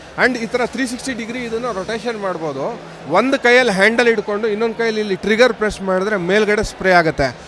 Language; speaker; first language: Kannada; native; Kannada